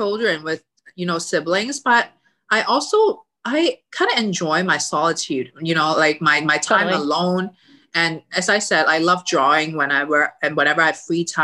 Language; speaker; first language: English; early bilingual, other home language; Cantonese